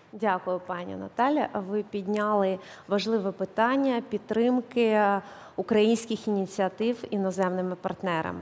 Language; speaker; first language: Ukrainian; native; Ukrainian